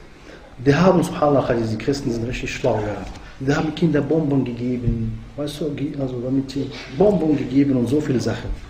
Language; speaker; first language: German; non-native, fluent; Arabic